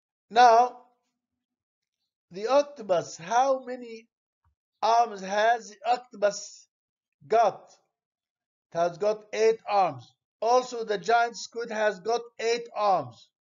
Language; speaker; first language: English; non-native, fluent; Arabic